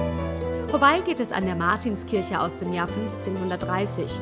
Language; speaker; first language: German; native; German